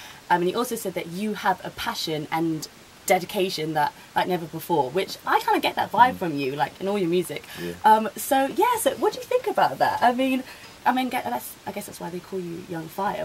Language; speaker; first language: English; native; English